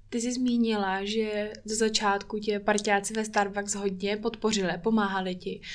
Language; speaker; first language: Czech; native; Czech